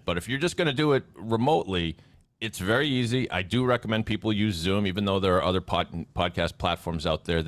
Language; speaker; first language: English; native; English